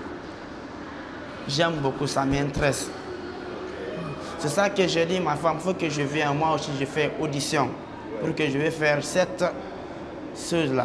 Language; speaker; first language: French; non-native, local second language; Mandingo